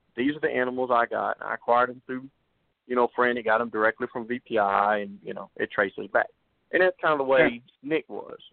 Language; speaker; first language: English; native; English